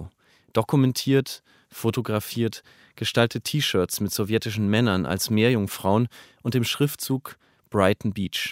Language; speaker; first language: German; native; German